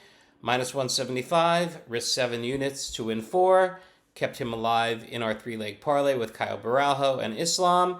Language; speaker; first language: English; native; English